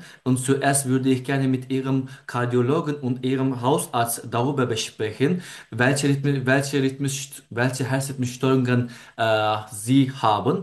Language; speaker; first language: German; non-native, learner; Turkish